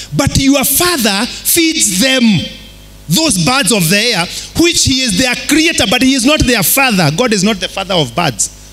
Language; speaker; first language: English; non-native, local second language; Kikuyu